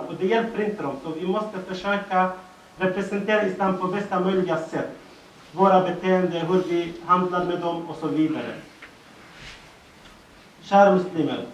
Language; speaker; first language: Swedish; non-native, fluent; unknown